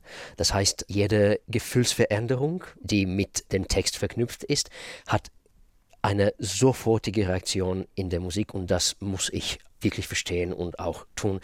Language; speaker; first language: German; non-native, fluent; Russian